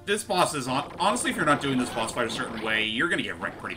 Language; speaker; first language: English; native; English